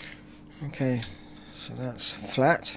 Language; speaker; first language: English; native; English